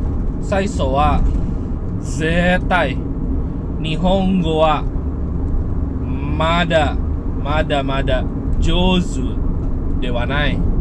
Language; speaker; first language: Japanese; non-native, learner; Indonesian